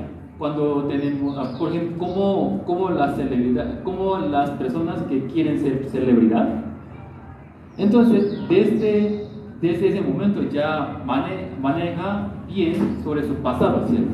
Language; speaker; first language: Spanish; non-native, learner; Korean